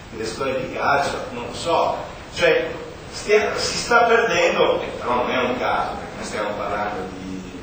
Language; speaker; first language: Italian; native; Italian